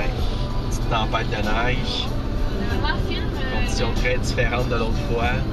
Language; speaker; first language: French; native; French